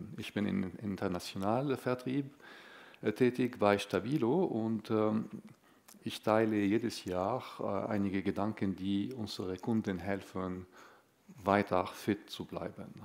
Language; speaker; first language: German; non-native, fluent; Arabic